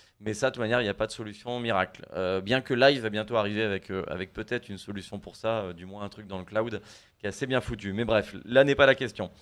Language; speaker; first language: French; native; French